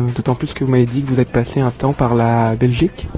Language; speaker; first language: French; native; French